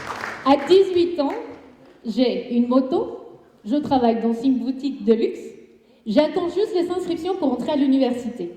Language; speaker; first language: French; non-native, fluent; Spanish